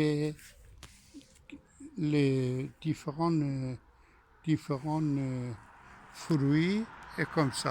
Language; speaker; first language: French; non-native, fluent; Persian